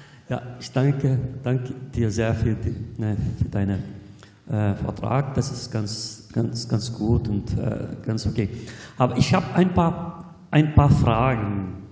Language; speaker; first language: German; non-native, fluent; Portuguese